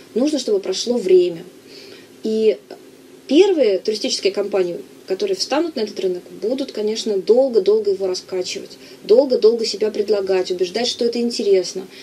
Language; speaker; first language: Russian; native; Russian